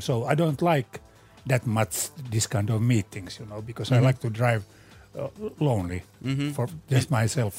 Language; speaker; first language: English; non-native, fluent; Finnish